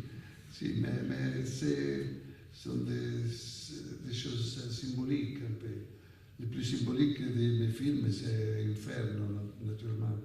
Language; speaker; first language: French; non-native, fluent; Italian